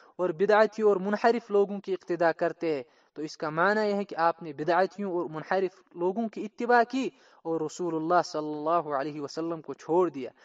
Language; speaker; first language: Urdu; non-native, local second language; Kashmiri